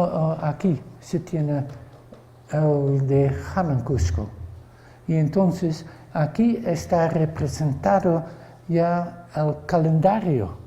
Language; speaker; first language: Spanish; non-native, fluent; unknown